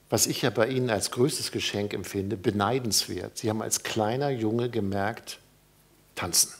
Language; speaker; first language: German; native; German